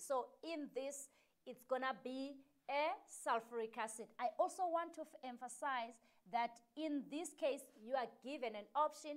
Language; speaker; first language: English; non-native, local second language; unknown